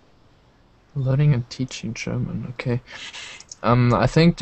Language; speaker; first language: English; non-native, learner; German